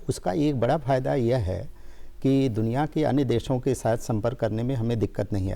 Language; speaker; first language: Hindi; native; Hindi